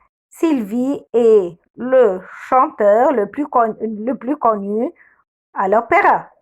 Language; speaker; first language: French; non-native, fluent; Arabic